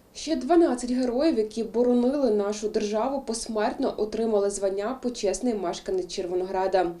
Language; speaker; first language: Ukrainian; native; Ukrainian